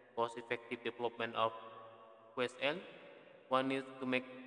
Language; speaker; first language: English; non-native, fluent; Indonesian